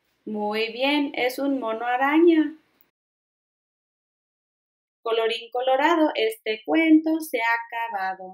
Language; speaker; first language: Spanish; early bilingual, heritage; Spanish